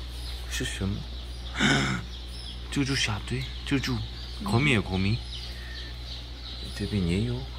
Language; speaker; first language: Chinese; non-native, learner; Korean